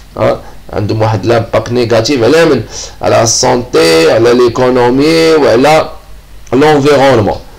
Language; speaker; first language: French; non-native, local second language; Arabic